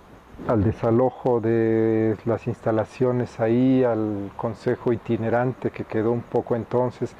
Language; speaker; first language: Spanish; native; Spanish